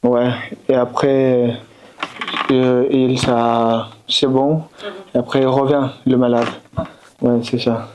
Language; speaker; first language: French; non-native, learner; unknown